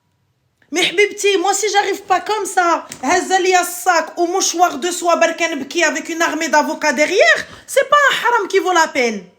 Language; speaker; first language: French; early bilingual, other home language; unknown